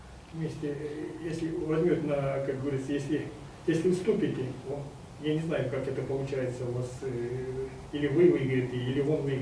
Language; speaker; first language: Russian; non-native, local second language; Kyrgyz